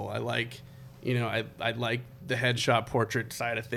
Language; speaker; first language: English; native; English